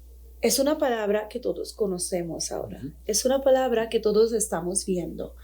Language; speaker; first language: Spanish; non-native, fluent; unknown